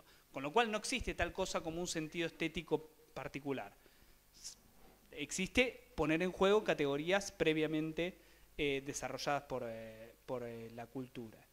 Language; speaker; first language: Spanish; native; Spanish